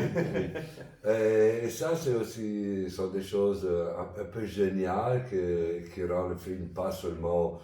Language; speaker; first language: French; non-native, fluent; Italian